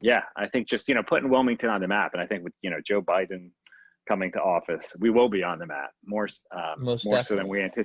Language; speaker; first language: English; native; English